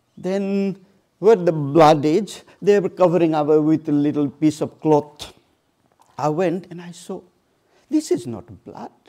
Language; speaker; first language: English; non-native, local second language; Odia